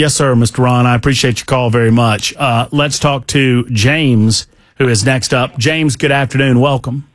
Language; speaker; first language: English; native; English